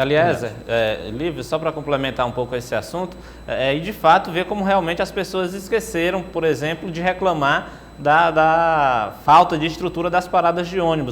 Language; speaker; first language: Portuguese; native; Portuguese